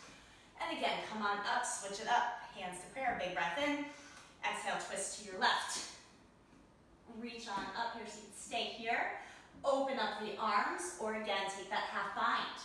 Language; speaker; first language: English; native; English